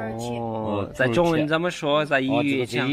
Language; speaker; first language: Chinese; non-native, learner; Turkish